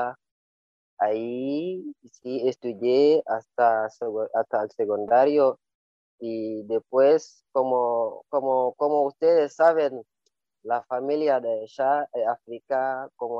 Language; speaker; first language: Spanish; non-native, learner; Wolof